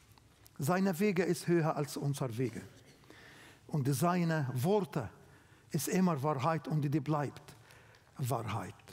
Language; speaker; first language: German; non-native, learner; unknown